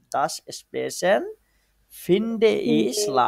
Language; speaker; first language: German; non-native, fluent; Bangla